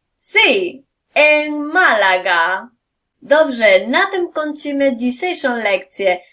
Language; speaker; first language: Polish; non-native, fluent; Spanish